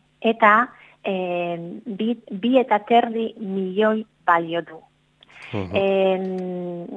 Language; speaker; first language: Basque; non-native, learner; Polish